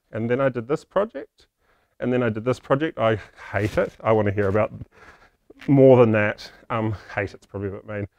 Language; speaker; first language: English; native; English